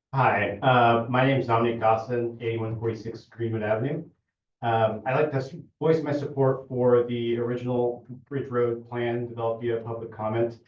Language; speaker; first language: English; non-native, fluent; Italian